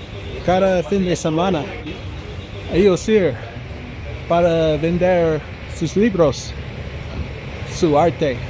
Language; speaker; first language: Spanish; non-native, learner; English